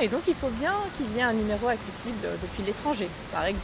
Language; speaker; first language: French; native; French